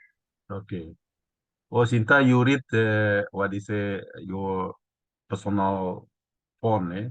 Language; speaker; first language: English; non-native, learner; Indonesian